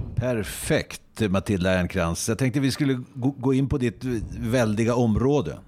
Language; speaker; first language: Swedish; native; Swedish